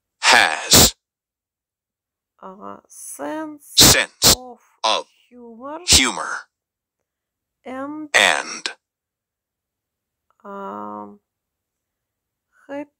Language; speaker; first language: English; non-native, learner; Russian